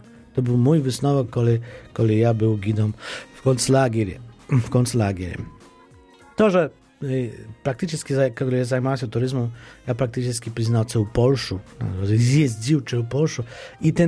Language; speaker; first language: Polish; non-native, fluent; Ukrainian